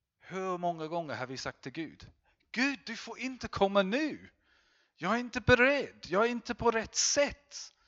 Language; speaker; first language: Swedish; non-native, fluent; English